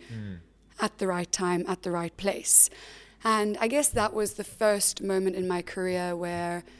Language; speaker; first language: English; native; English